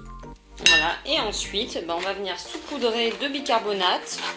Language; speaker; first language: French; native; French